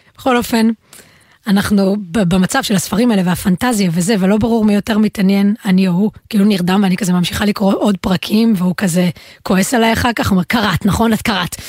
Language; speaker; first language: Hebrew; native; Hebrew